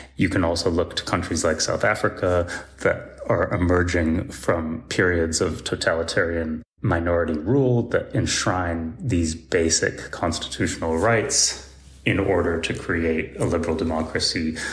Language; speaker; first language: English; native; English